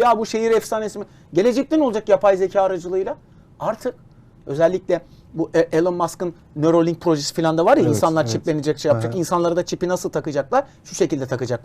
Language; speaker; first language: Turkish; native; Turkish